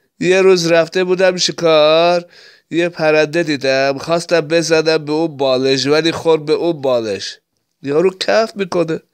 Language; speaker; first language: Persian; non-native, local second language; Assyrian Neo-Aramaic